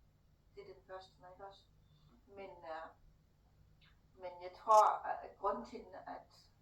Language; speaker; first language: Danish; non-native, fluent; Thai